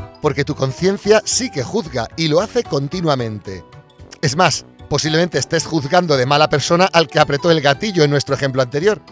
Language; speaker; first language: Spanish; native; Spanish